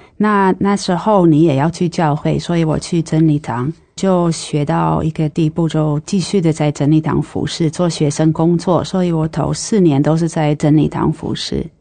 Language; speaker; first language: Chinese; non-native, fluent; Dutch